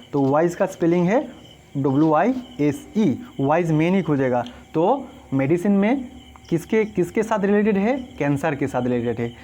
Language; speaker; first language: Hindi; non-native, local second language; Bangla